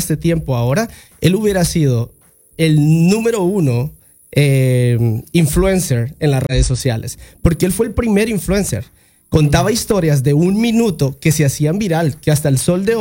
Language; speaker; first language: Spanish; native; Spanish